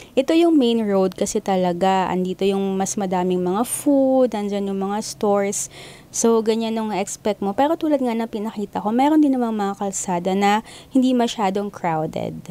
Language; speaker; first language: Filipino; native; Filipino